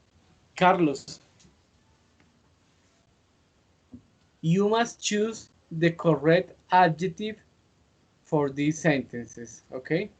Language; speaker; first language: English; non-native, fluent; Spanish